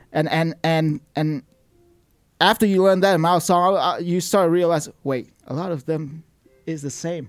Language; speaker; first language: English; non-native, fluent; Vietnamese